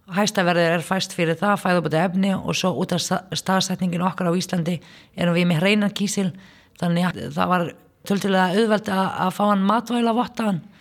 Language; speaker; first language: Icelandic; non-native, fluent; Arabic